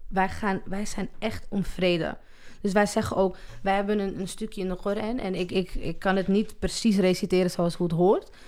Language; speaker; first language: Dutch; early bilingual, other home language; Arabic